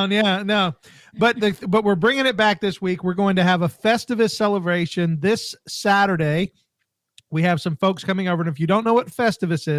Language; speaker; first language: English; native; English